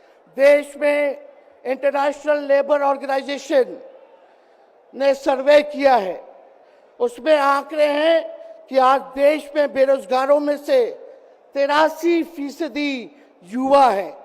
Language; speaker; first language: Hindi; native; Hindi